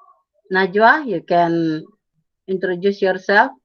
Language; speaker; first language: English; non-native, fluent; Indonesian